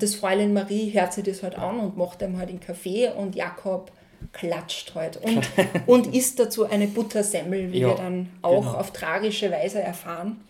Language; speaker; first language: German; native; German